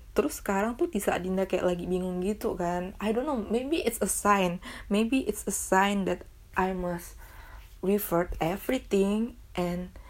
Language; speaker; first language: English; non-native, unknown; Indonesian